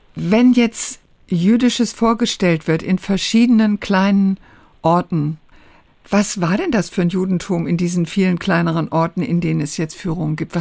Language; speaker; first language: German; native; German